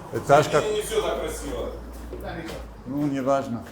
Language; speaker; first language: Russian; non-native, learner; English